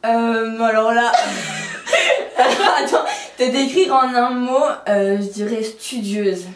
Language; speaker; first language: French; native; French